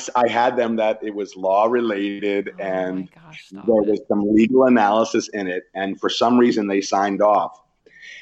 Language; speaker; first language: English; native; English